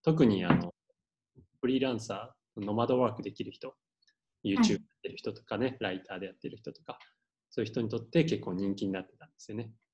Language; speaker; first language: Japanese; native; Japanese